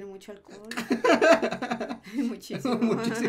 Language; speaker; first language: Spanish; native; Spanish